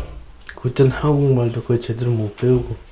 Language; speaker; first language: Korean; early bilingual, other home language; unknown